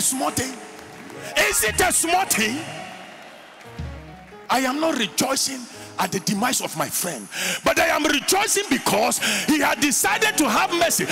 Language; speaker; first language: English; non-native, local second language; Akan